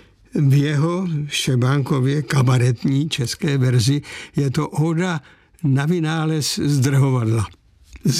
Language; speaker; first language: Czech; native; Czech